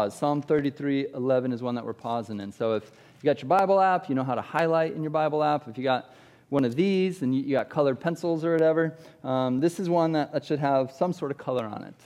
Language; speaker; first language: English; native; English